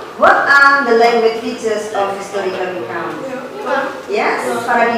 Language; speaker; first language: English; non-native, fluent; Indonesian